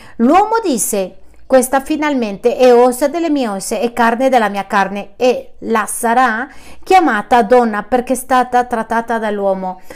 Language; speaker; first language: Italian; non-native, fluent; Spanish